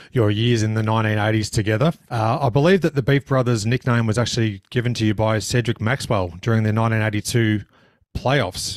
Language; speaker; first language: English; native; English